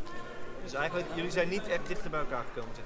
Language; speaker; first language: Dutch; native; Dutch